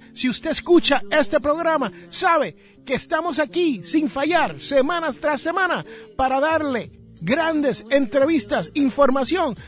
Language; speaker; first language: Spanish; native; Spanish